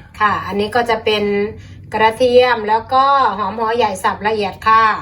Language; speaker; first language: Thai; native; Thai